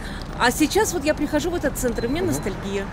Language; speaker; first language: Russian; native; Russian